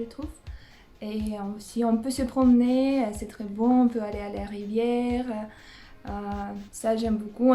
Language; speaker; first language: French; non-native, fluent; Russian